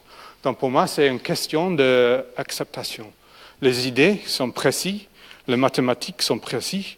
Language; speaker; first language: French; non-native, fluent; English